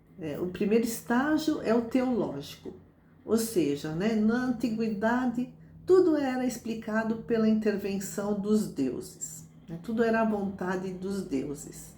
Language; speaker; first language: Portuguese; native; Portuguese